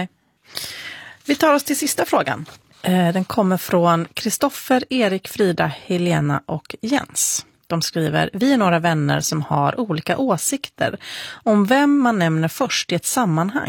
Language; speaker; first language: Swedish; native; Swedish